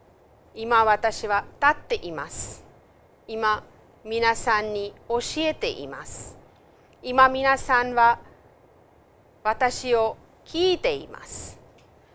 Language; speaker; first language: Japanese; non-native, fluent; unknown